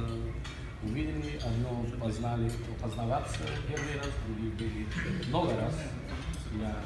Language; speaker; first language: Russian; non-native, learner; Bulgarian